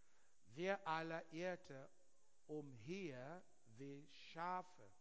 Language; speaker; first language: German; non-native, learner; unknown